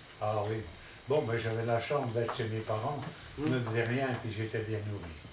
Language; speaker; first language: French; native; French